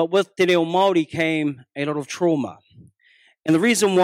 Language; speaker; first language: English; non-native, local second language; Māori